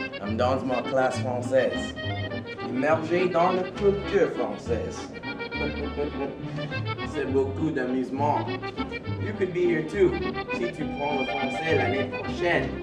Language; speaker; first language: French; non-native, learner; English